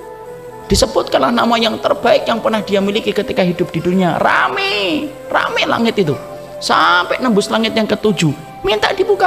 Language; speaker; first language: Indonesian; native; Indonesian